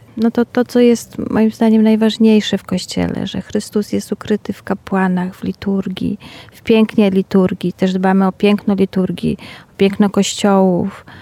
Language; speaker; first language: Polish; native; Polish